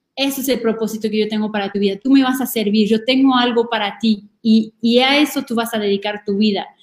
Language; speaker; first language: Spanish; non-native, fluent; French